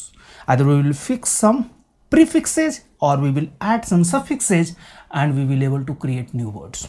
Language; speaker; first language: English; non-native, local second language; Hindi